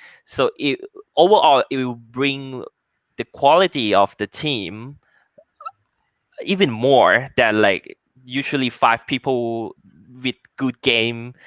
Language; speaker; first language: English; non-native, learner; Thai